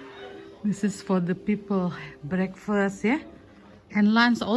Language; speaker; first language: English; non-native, learner; Indonesian